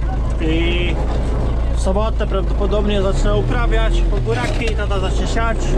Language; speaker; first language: Polish; native; Polish